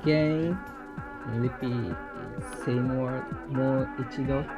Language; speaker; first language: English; non-native, learner; Japanese